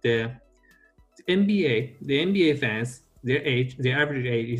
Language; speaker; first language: English; non-native, learner; Chinese